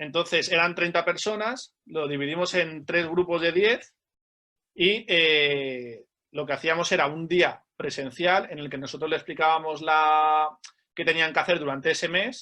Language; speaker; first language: Spanish; native; Spanish